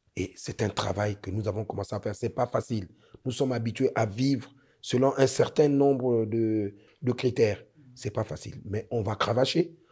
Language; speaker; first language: French; native; French